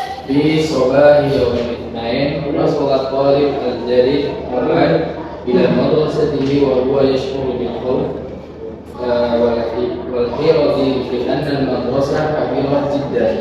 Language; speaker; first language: Arabic; non-native, learner; Indonesian